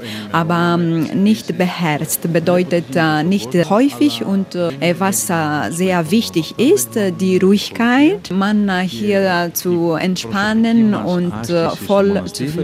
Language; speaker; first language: German; non-native, learner; Greek